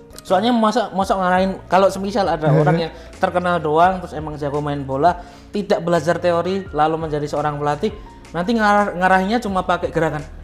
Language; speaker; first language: Indonesian; native; Indonesian